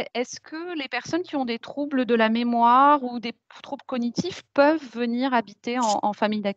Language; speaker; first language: French; native; French